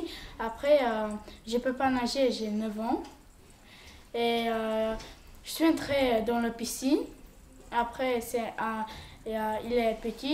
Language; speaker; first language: French; non-native, learner; Bulgarian